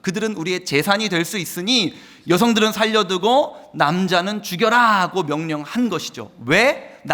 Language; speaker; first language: Korean; native; Korean